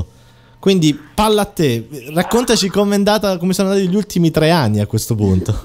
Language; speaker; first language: Italian; native; Italian